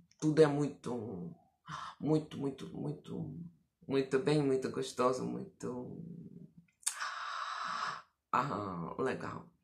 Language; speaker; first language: Portuguese; non-native, fluent; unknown